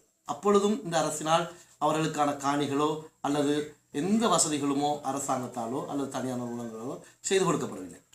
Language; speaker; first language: Tamil; native; Tamil